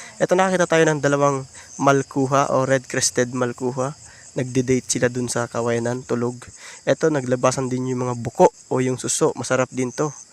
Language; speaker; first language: Filipino; native; Filipino